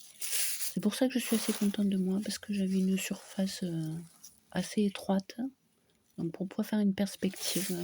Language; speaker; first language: French; non-native, fluent; Spanish